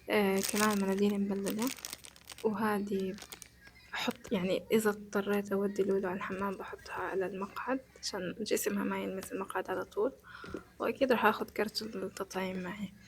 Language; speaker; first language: Arabic; native; Arabic